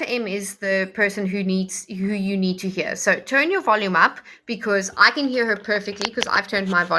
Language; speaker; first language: English; native; English